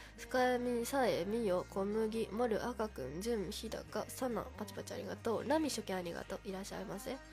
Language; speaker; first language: Japanese; native; Japanese